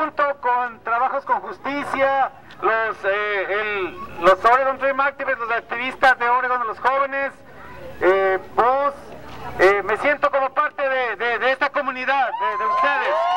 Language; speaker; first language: Spanish; non-native, fluent; English